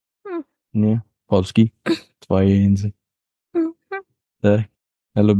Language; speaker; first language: Polish; non-native, learner; English